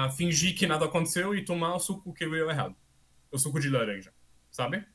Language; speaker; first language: Portuguese; non-native, fluent; German